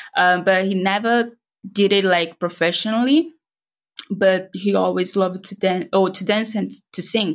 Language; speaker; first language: English; non-native, fluent; Portuguese